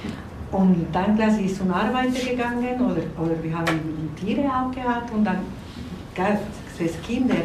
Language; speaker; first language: German; non-native, learner; Spanish